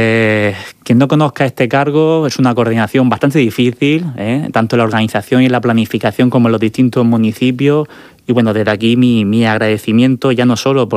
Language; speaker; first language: Spanish; native; Spanish